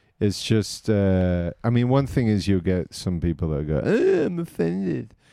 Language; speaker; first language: English; native; English